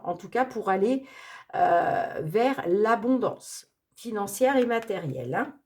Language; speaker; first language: French; native; French